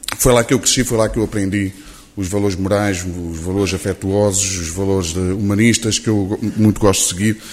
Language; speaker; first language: Portuguese; native; Portuguese